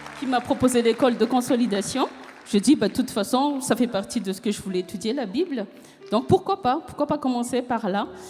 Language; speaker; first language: French; non-native, local second language; Malagasy